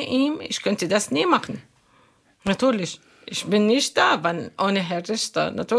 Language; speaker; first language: German; non-native, learner; Arabic